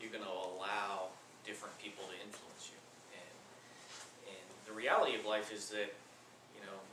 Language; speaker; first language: English; native; English